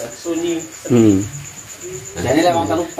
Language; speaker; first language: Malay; non-native, local second language; Javanese